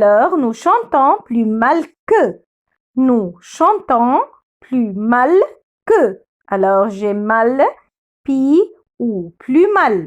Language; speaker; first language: French; non-native, fluent; Arabic